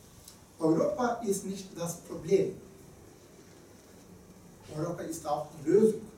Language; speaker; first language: German; non-native, fluent; Turkish